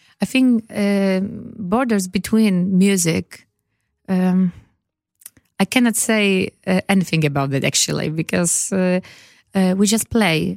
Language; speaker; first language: English; non-native, learner; Polish